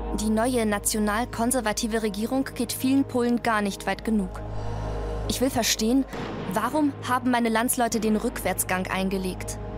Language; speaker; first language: German; early bilingual, other home language; Polish